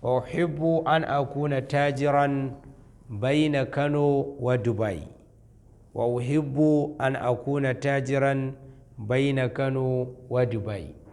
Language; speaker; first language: Arabic; non-native, fluent; Hausa